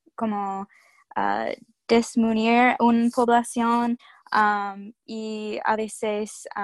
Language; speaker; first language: Spanish; non-native, learner; English